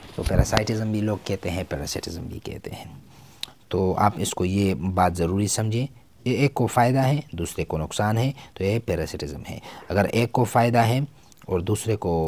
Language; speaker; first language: Urdu; non-native, local second language; Pashto